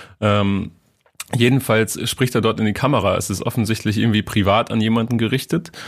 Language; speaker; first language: German; native; German